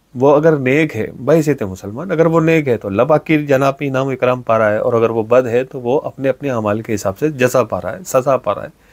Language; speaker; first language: Urdu; native; Urdu